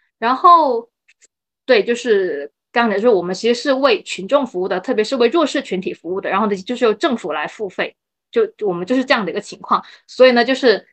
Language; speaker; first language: Chinese; native; Chinese